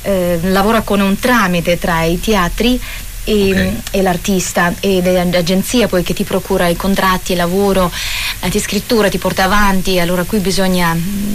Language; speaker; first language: Italian; non-native, fluent; Russian